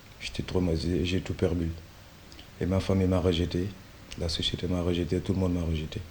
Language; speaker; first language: French; non-native, local second language; Wolof